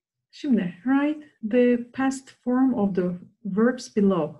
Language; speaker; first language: English; non-native, fluent; Turkish